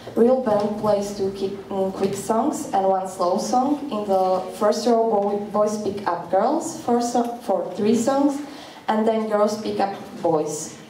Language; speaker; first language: English; non-native, learner; Slovak